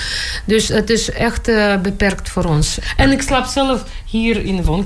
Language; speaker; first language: Dutch; non-native, learner; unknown